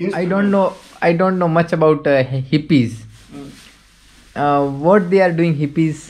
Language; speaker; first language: English; non-native, local second language; Hindi